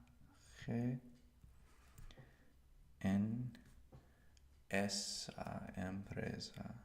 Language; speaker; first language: Spanish; non-native, learner; English